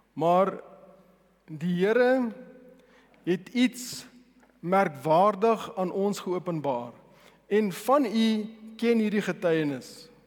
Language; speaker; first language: Afrikaans; non-native, local second language; Tswana